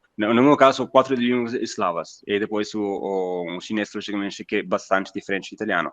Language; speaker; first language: Portuguese; non-native, fluent; Italian